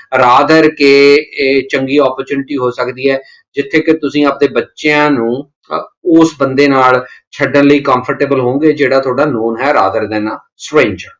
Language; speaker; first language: Punjabi; native; Punjabi